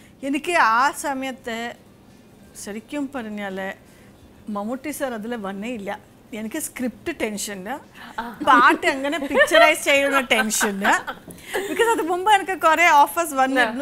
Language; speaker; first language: Malayalam; non-native, fluent; Kannada